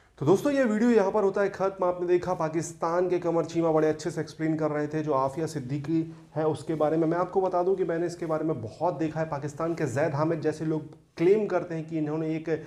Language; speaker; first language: Hindi; native; Hindi